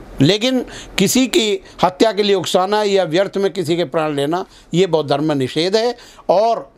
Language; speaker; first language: Hindi; native; Hindi